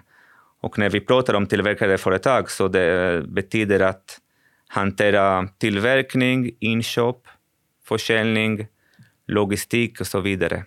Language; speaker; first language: Swedish; non-native, fluent; Spanish